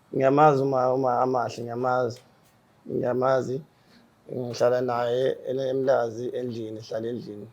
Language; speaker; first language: Zulu; native; Zulu